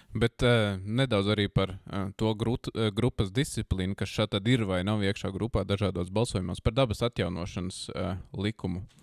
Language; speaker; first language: Latvian; native; Latvian